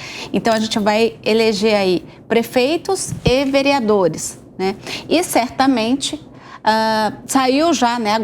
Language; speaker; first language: Portuguese; native; Portuguese